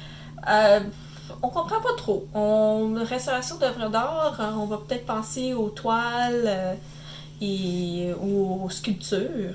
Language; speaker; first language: French; native; French